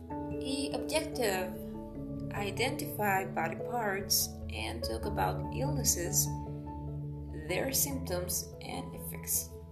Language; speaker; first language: English; non-native, fluent; Spanish